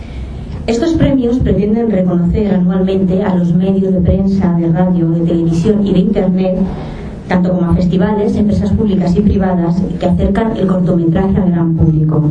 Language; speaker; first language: Spanish; native; Spanish